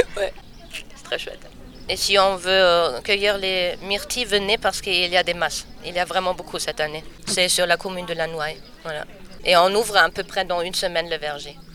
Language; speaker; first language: French; non-native, fluent; German